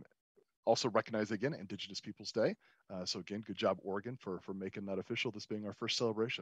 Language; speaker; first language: English; native; English